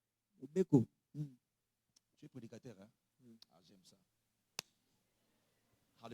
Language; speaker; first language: French; non-native, local second language; Lingala